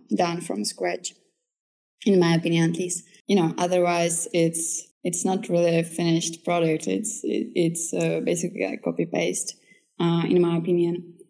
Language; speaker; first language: English; early bilingual, other home language; Czech